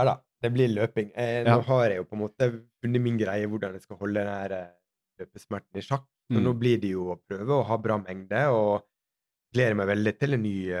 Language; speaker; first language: Norwegian; native; Norwegian